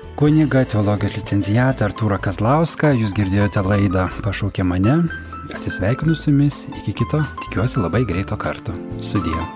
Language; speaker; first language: Lithuanian; native; Lithuanian